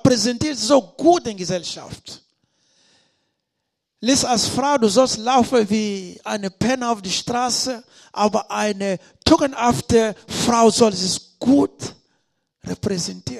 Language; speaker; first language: German; non-native, learner; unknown